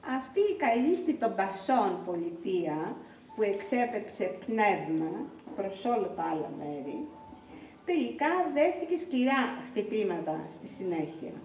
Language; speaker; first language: Greek; native; Greek